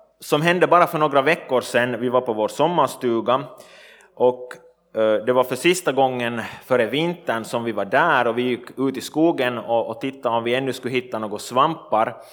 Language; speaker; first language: Swedish; native; Swedish